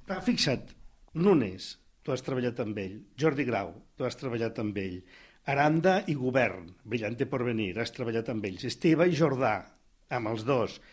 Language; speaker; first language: Catalan; native; Catalan